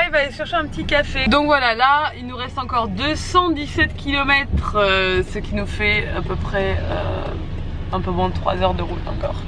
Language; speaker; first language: French; native; French